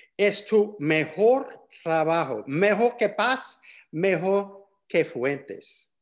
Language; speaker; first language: Spanish; non-native, fluent; English